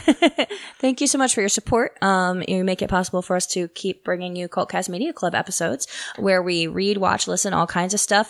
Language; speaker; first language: English; native; English